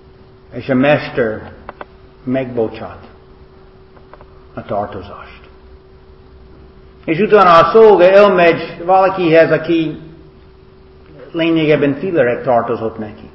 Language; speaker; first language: Hungarian; non-native, learner; English